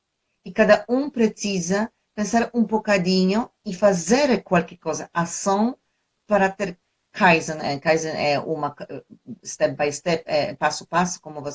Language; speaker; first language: Portuguese; non-native, fluent; Polish